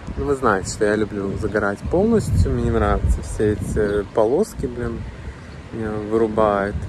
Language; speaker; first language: Russian; native; Russian